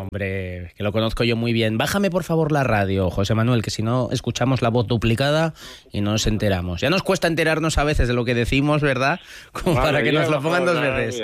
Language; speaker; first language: Spanish; native; Spanish